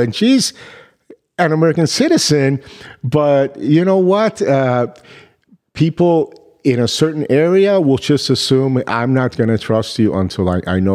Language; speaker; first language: English; early bilingual, other home language; Spanish